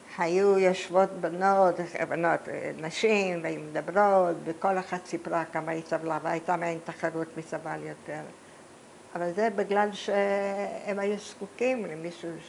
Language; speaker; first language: Hebrew; early bilingual, other home language; Polish